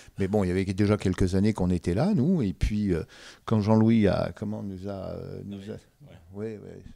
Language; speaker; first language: French; native; French